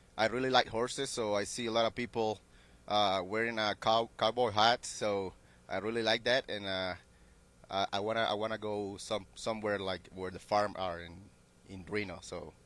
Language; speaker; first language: English; non-native, learner; Spanish